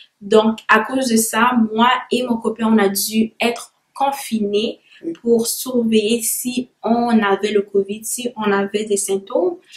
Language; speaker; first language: French; early bilingual, other home language; Haitian Creole